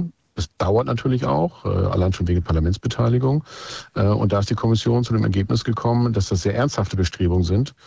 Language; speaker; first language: German; native; German